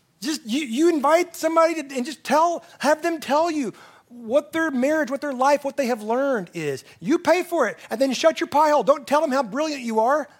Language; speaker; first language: English; native; English